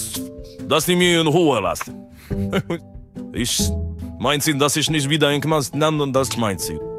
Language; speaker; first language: German; non-native, learner; French